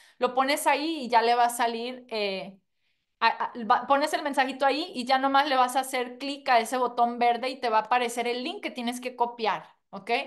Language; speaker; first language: Spanish; non-native, fluent; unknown